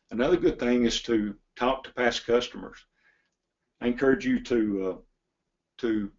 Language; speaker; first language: English; native; English